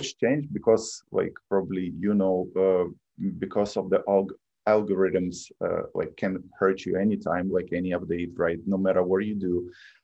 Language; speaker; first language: English; non-native, fluent; Ukrainian